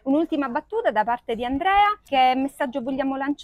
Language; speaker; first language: Italian; native; Italian